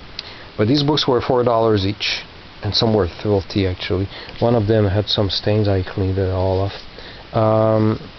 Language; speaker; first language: English; non-native, local second language; French